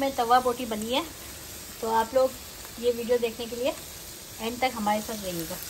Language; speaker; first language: Urdu; native; Urdu